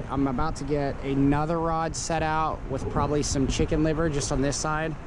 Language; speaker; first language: English; native; English